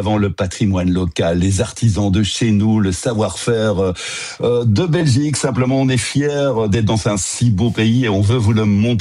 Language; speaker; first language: French; native; French